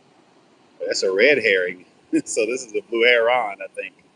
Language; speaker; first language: English; native; English